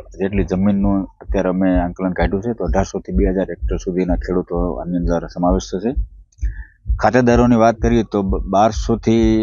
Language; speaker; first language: Gujarati; native; Gujarati